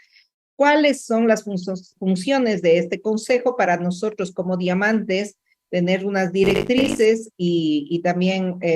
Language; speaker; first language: Spanish; native; Spanish